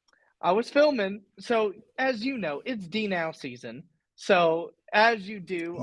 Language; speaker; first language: English; native; English